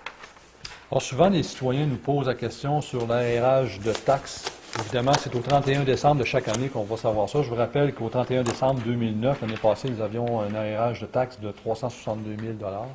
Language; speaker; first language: French; native; French